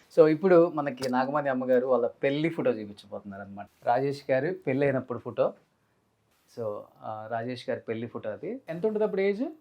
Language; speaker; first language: Telugu; native; Telugu